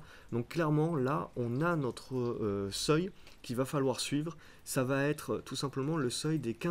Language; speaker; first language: French; native; French